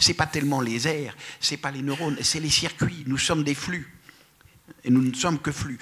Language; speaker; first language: French; native; French